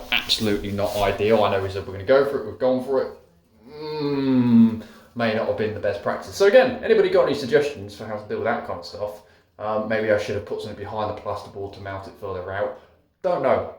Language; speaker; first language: English; native; English